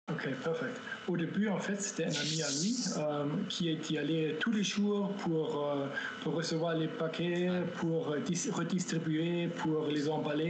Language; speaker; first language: French; non-native, fluent; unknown